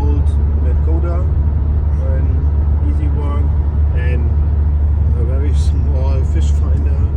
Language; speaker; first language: English; non-native, learner; German